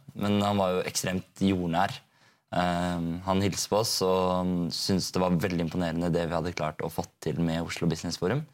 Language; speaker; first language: Norwegian; native; Norwegian